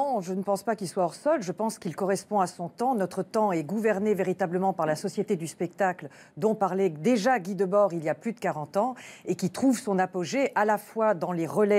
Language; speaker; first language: French; native; French